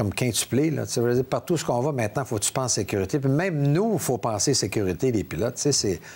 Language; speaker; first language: French; native; French